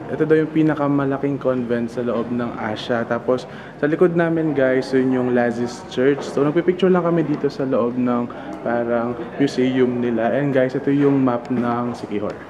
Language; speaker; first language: Filipino; native; Filipino